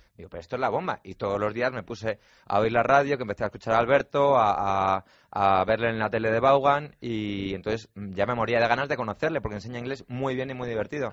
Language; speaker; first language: Spanish; native; Spanish